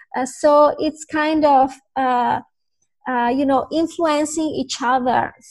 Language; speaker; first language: English; non-native, fluent; Italian